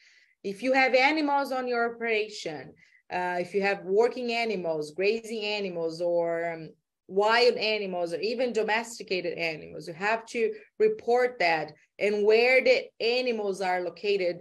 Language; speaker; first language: English; non-native, fluent; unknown